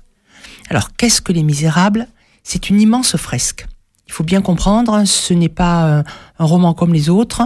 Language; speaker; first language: French; native; French